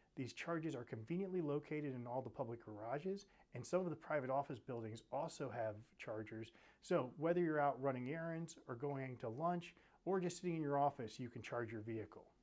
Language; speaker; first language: English; native; English